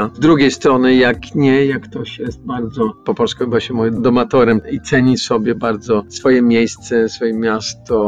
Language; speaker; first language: Polish; early bilingual, heritage; Polish